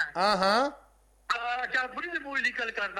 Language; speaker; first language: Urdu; non-native, local second language; Pashto